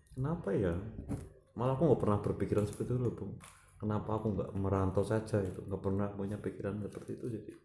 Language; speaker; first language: Indonesian; non-native, local second language; Javanese